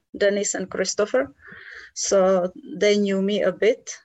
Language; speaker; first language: English; non-native, fluent; Czech